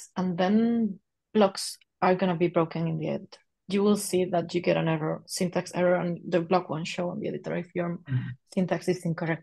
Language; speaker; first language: English; non-native, fluent; Spanish